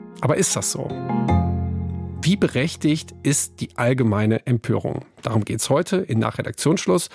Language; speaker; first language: German; native; German